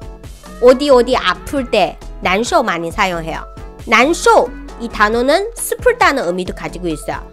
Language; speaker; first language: Korean; non-native, fluent; Chinese